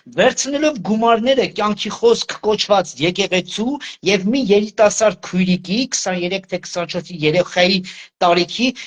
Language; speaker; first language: Armenian; native; Armenian